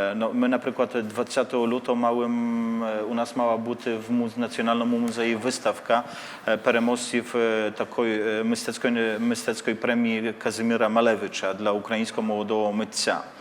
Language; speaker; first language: Polish; non-native, learner; Ukrainian